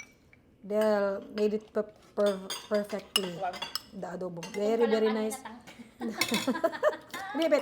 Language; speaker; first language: English; non-native, local second language; Filipino